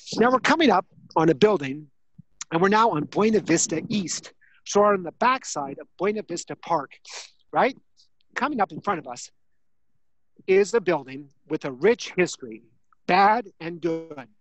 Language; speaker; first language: English; native; English